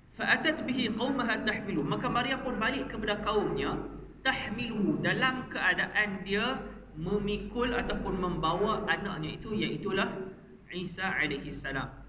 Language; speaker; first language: Malay; native; Malay